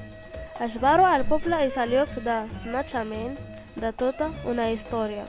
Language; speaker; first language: Catalan; early bilingual, other home language; Arabic